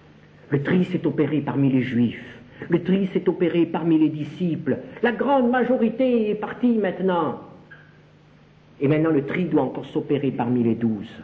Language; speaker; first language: French; native; French